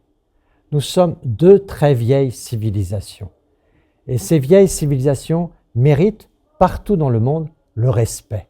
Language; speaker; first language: French; native; French